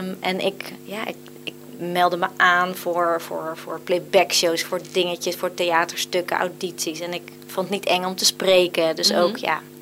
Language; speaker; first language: Dutch; native; Dutch